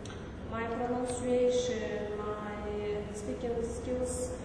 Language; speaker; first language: English; non-native, learner; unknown